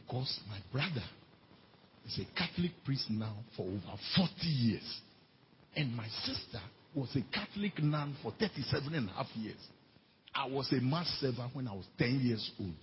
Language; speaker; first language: English; non-native, local second language; Ewe